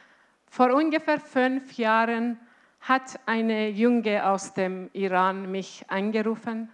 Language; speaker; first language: German; non-native, fluent; Azerbaijani